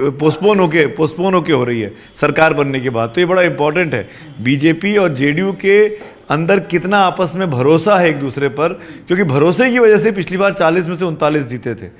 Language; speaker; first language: Hindi; native; Hindi